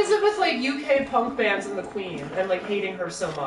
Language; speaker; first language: English; native; English